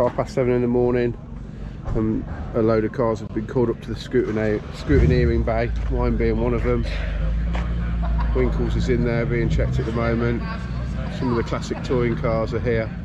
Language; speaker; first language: English; native; English